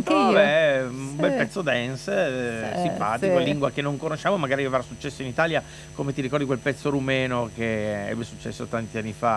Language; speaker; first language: Italian; native; Italian